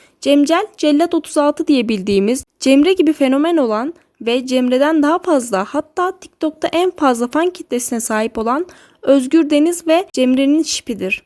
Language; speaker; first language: Turkish; native; Turkish